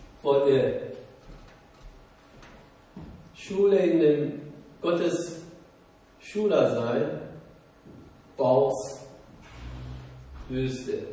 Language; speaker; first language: German; non-native, learner; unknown